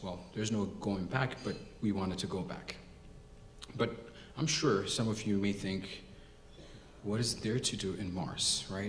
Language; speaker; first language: English; non-native, local second language; Amharic